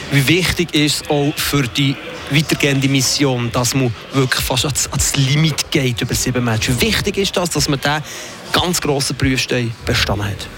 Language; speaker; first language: German; native; German